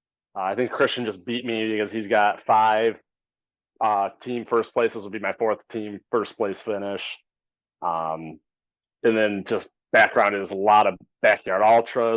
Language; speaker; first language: English; native; English